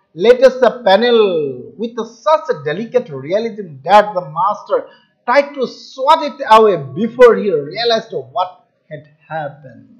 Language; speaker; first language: English; non-native, local second language; Hindi